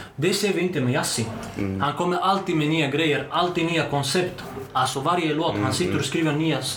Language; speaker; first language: Swedish; early bilingual, other home language; Arabic